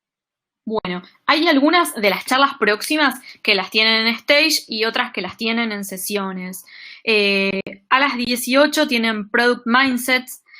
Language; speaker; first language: Spanish; native; Spanish